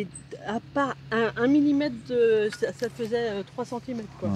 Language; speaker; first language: French; native; French